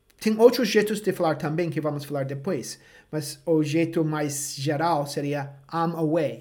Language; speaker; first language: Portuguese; non-native, fluent; English